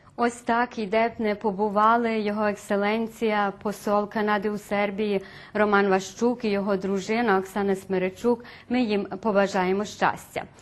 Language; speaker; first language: Ukrainian; early bilingual, heritage; Ukrainian